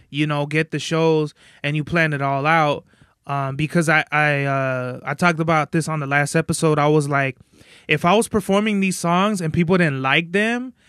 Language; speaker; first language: English; native; English